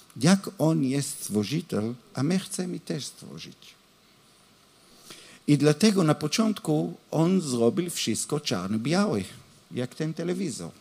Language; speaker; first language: Polish; non-native, learner; Hebrew